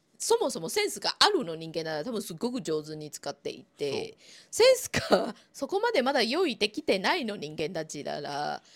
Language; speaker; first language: Japanese; non-native, fluent; Chinese